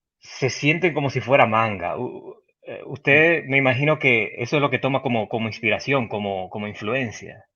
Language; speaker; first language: Spanish; native; Spanish